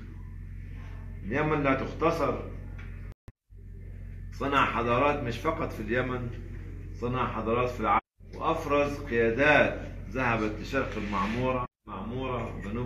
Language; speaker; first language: Arabic; native; Arabic